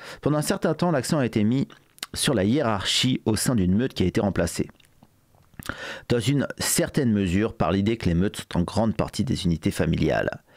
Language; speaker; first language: French; native; French